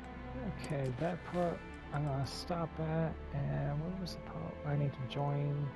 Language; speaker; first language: English; native; English